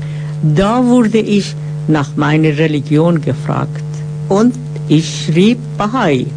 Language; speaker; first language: German; non-native, fluent; Persian